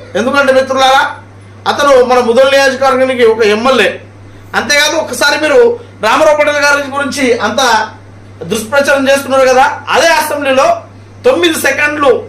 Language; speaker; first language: Telugu; non-native, local second language; Marathi